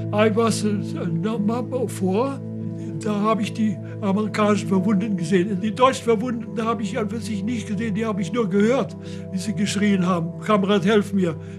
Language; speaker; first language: German; native; German